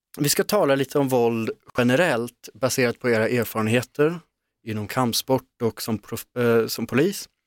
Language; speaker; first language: Swedish; native; Swedish